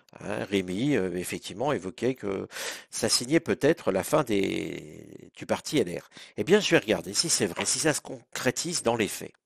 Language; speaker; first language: French; native; French